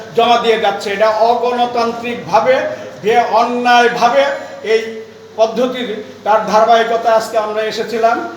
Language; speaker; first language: Bangla; native; Bangla